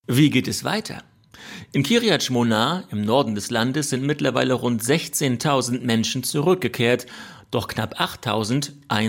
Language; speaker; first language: German; native; German